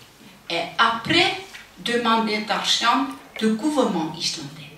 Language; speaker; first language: French; non-native, learner; Icelandic